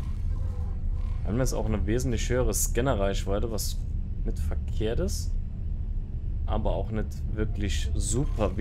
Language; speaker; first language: German; native; German